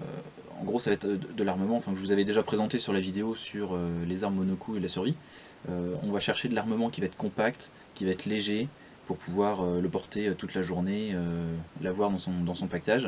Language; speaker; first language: French; native; French